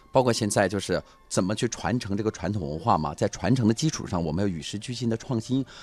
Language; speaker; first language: Chinese; native; Chinese